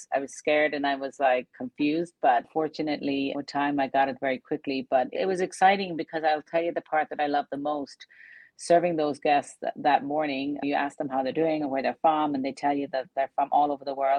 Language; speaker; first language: English; native; English